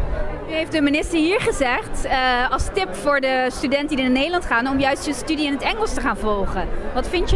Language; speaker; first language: Dutch; native; Dutch